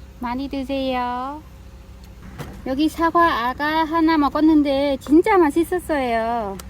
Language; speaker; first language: Korean; non-native, learner; Vietnamese